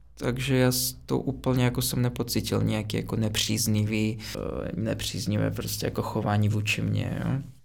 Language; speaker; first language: Czech; non-native, fluent; Russian